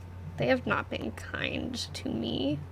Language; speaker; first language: English; native; English